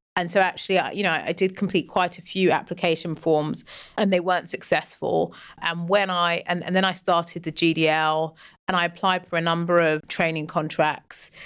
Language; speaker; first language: English; native; English